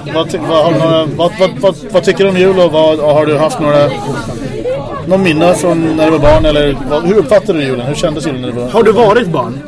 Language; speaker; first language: Swedish; native; Swedish